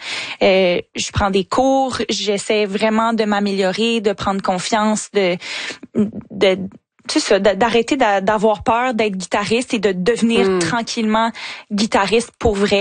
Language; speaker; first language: French; native; French